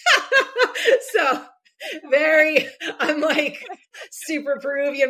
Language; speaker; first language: English; early bilingual, other home language; Spanish